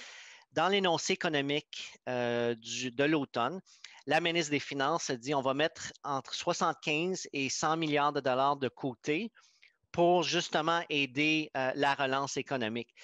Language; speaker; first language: French; native; French